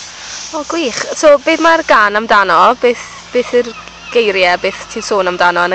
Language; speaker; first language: Welsh; native; Welsh